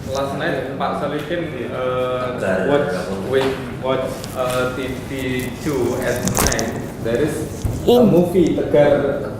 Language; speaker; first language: English; non-native, learner; Malay